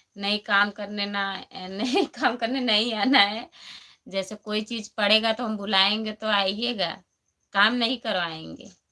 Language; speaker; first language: Hindi; native; Hindi